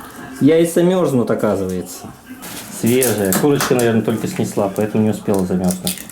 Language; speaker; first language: Russian; native; Russian